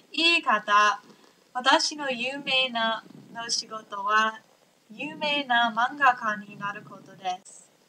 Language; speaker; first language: Japanese; non-native, learner; English